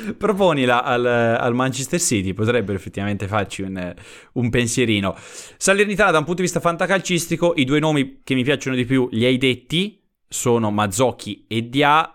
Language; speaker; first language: Italian; native; Italian